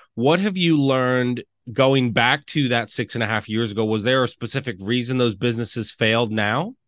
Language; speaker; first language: English; native; English